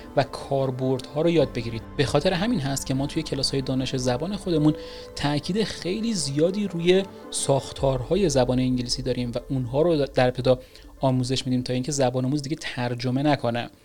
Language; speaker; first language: Persian; native; Persian